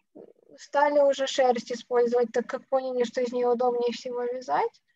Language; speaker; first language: Russian; native; Russian